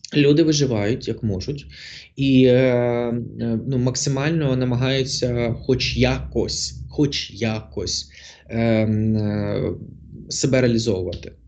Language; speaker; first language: Ukrainian; non-native, local second language; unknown